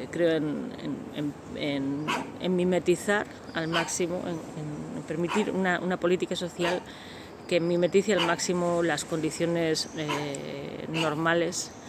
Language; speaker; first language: Spanish; native; Spanish